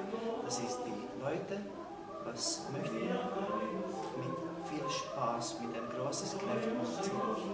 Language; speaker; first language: German; non-native, learner; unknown